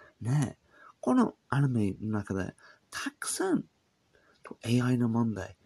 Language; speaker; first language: Japanese; non-native, learner; English